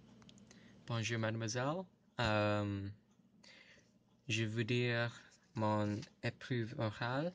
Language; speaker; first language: French; non-native, learner; English